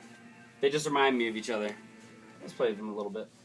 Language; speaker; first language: English; native; English